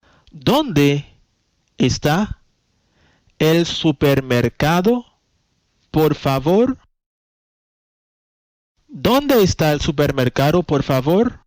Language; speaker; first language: Spanish; non-native, fluent; Haitian Creole